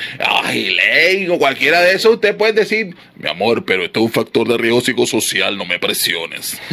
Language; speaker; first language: Spanish; native; Spanish